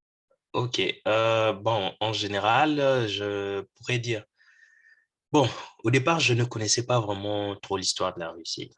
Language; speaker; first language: French; non-native, local second language; Lingala